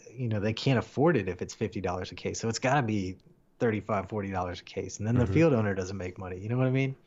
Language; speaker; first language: English; native; English